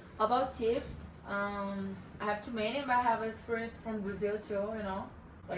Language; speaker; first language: English; non-native, learner; Portuguese